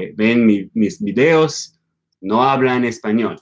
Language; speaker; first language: Spanish; non-native, fluent; English